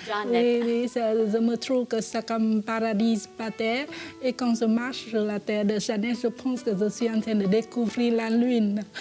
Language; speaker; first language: French; non-native, fluent; Vietnamese